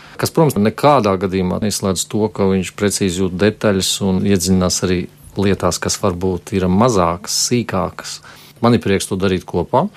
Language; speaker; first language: Latvian; native; Latvian